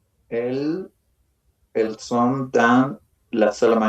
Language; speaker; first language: French; non-native, learner; Spanish